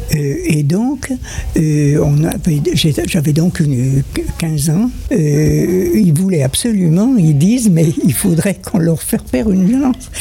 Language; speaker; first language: French; native; French